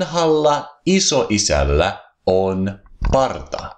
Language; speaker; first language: Finnish; non-native, fluent; English